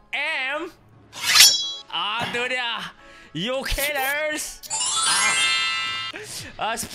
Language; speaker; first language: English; non-native, local second language; Malay